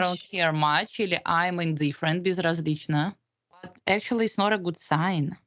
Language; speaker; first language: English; non-native, fluent; Russian